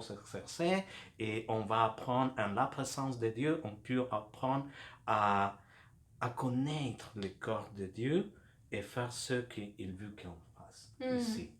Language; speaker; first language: French; non-native, fluent; Spanish